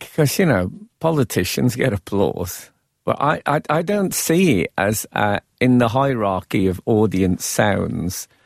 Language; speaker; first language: English; native; English